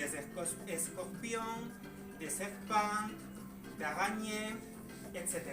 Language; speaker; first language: French; non-native, learner; Spanish